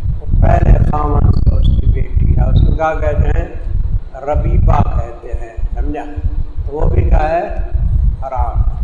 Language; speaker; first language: Urdu; non-native, local second language; Punjabi